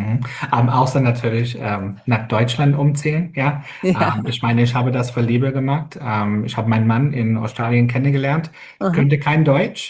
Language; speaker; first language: German; non-native, fluent; English